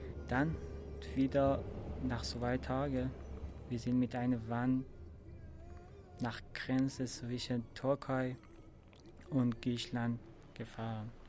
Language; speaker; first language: German; non-native, learner; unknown